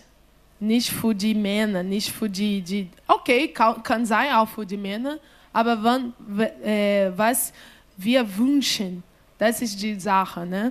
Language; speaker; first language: German; non-native, learner; Portuguese